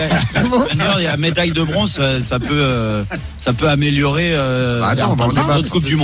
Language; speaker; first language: French; native; French